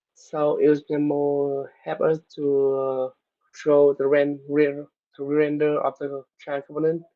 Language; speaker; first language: English; non-native, learner; Vietnamese